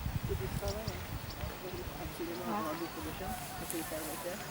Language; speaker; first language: French; non-native, learner; Norwegian